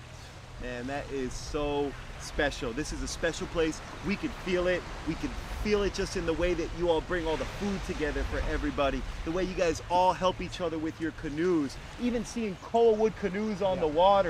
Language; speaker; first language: English; native; English